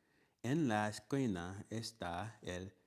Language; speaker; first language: Spanish; non-native, learner; English